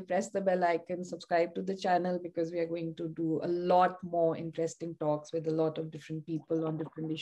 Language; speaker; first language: Hindi; native; Hindi